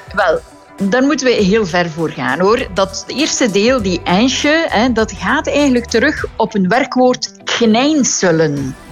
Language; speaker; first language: Dutch; native; Dutch